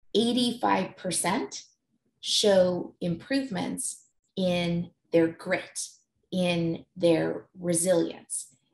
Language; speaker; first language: English; native; English